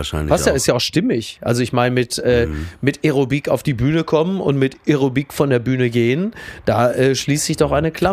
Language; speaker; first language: German; native; German